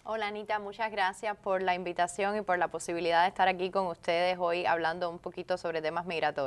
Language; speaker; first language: Spanish; native; Spanish